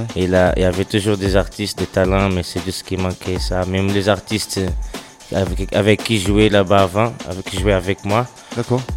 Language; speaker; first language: French; non-native, learner; English